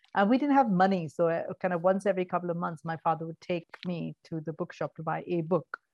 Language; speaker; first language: English; non-native, local second language; Malayalam